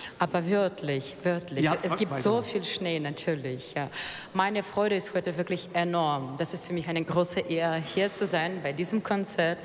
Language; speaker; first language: German; non-native, fluent; Russian